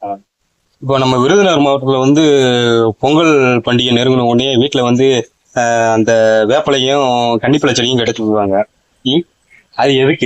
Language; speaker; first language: Tamil; native; Tamil